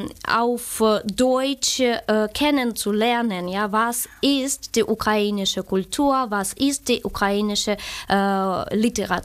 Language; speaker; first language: German; non-native, learner; Ukrainian